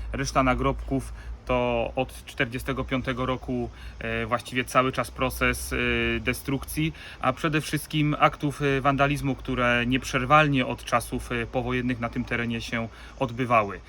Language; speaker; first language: Polish; native; Polish